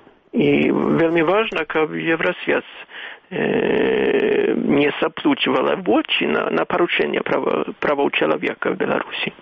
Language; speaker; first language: Belarusian; non-native, fluent; Swedish